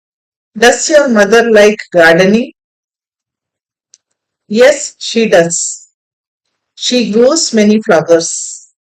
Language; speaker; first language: English; non-native, local second language; Hindi